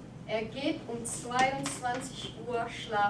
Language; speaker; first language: German; non-native, fluent; English